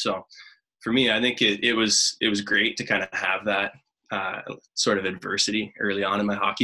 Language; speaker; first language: English; native; English